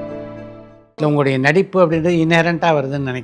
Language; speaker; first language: Tamil; native; Tamil